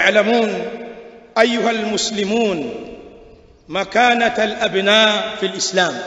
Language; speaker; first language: Arabic; non-native, fluent; Swahili